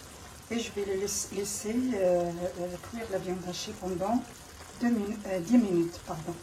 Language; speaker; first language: French; non-native, local second language; Arabic